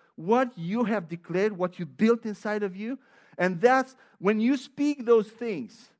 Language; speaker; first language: English; non-native, fluent; Romanian